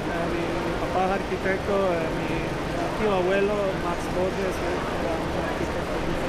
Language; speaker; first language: Spanish; early bilingual, heritage; Spanish